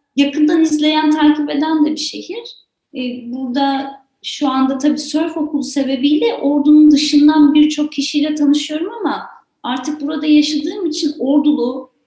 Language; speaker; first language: Turkish; native; Turkish